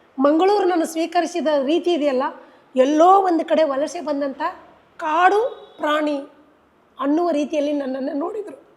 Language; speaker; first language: Kannada; native; Kannada